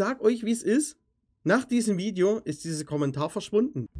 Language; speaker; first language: German; native; German